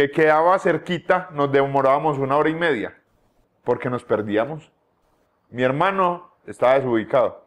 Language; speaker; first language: Spanish; native; Spanish